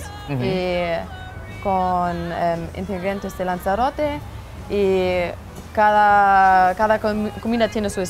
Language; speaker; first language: Spanish; non-native, learner; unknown